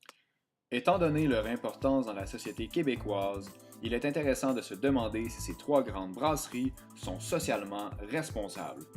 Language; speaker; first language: French; native; French